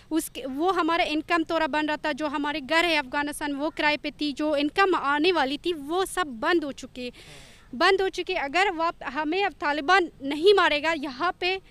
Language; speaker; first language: Hindi; non-native, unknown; Persian